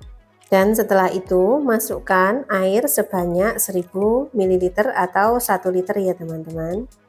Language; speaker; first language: Indonesian; native; Indonesian